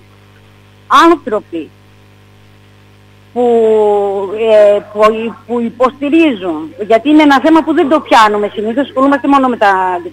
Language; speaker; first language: Greek; native; Greek